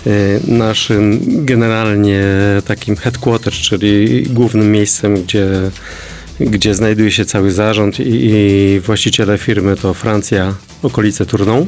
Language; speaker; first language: Polish; native; Polish